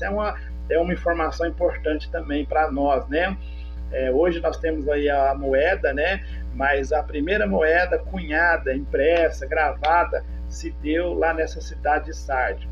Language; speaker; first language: Portuguese; native; Portuguese